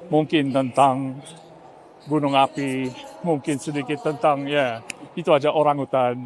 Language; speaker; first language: Indonesian; non-native, fluent; English